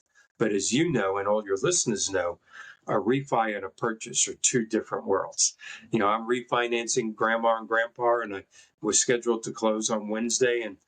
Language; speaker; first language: English; native; English